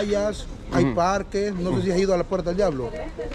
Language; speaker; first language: Spanish; native; Spanish